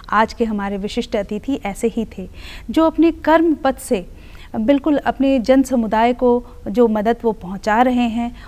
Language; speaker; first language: Hindi; native; Hindi